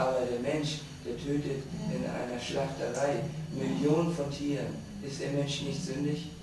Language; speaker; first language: German; native; German